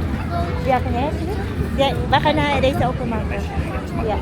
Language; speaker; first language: Dutch; non-native, learner; Filipino